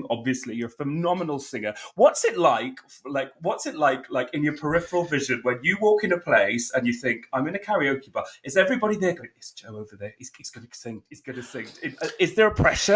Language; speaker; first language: English; native; English